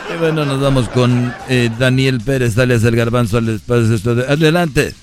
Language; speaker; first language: Spanish; native; Spanish